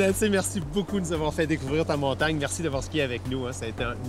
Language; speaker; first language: French; native; French